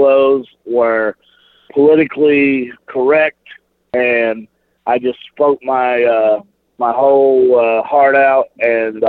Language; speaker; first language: English; native; English